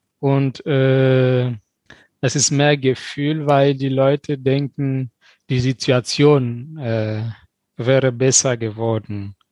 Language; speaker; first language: German; non-native, fluent; French